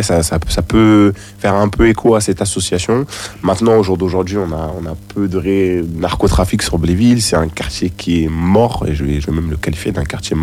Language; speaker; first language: French; native; French